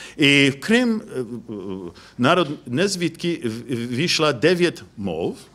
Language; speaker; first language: Ukrainian; non-native, fluent; English